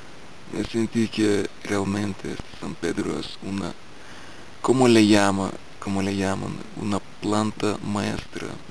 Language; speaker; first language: Spanish; non-native, fluent; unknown